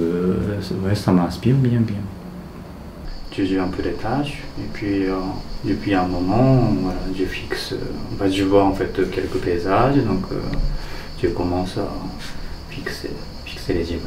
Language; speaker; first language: French; non-native, fluent; Japanese